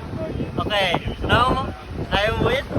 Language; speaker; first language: English; non-native, learner; Indonesian